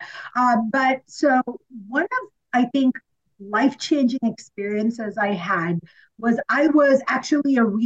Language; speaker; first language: English; non-native, local second language; Sinhala